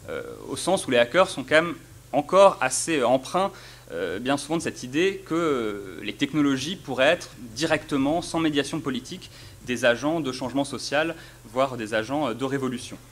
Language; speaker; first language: French; native; French